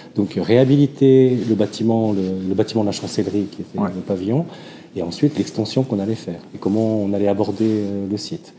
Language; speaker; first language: French; early bilingual, other home language; Korean